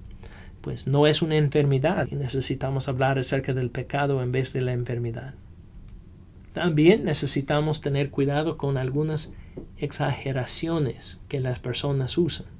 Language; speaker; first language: Spanish; non-native, fluent; English